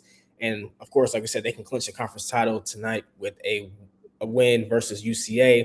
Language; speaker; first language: English; native; English